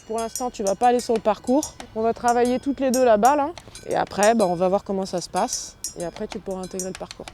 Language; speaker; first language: French; native; French